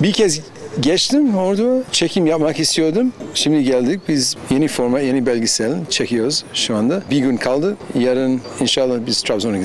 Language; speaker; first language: Turkish; non-native, learner; English